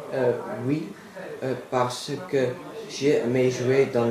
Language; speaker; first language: French; non-native, learner; Dutch